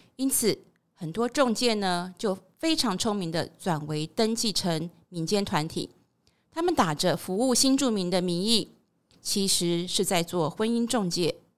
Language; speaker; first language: Chinese; native; Chinese